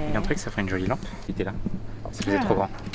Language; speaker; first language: French; native; French